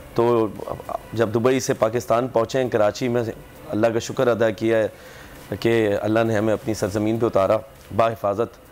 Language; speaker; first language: Urdu; native; Urdu